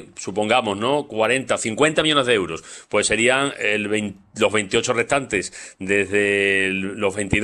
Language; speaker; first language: Spanish; native; Spanish